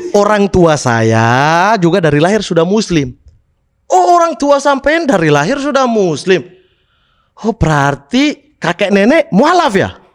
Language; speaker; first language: Indonesian; native; Indonesian